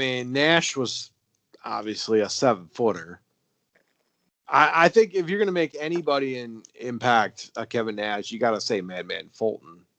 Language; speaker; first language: English; native; English